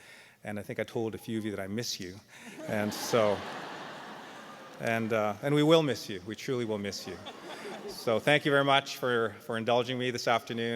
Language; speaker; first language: English; native; English